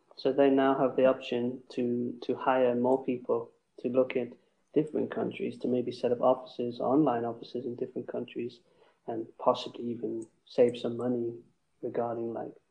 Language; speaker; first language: English; native; English